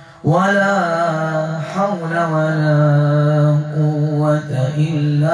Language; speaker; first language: Arabic; native; Arabic